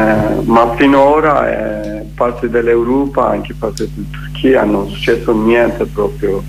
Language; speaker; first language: Italian; non-native, learner; Kurdish